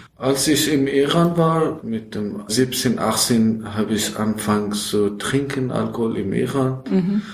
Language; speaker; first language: German; non-native, learner; Persian